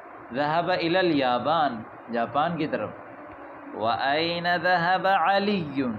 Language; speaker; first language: Arabic; non-native, fluent; Urdu